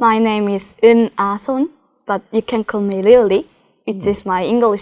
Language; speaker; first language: English; non-native, learner; Korean